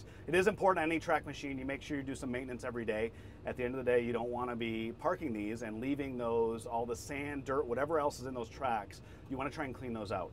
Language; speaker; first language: English; native; English